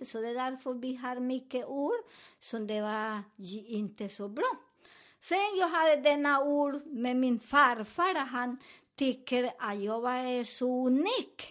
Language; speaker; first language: Swedish; non-native, fluent; Spanish